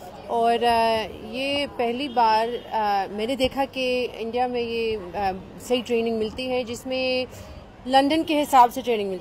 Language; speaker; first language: Hindi; early bilingual, heritage; Hindi